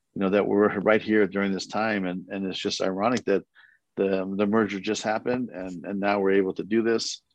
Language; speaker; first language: English; early bilingual, other home language; Korean